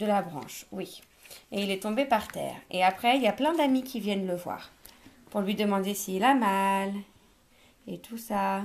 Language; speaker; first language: French; native; French